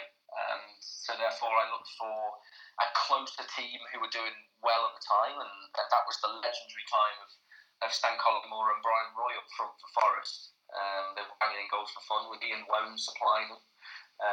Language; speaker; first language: English; native; English